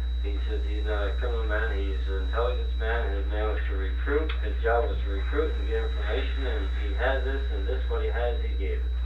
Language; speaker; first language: English; native; English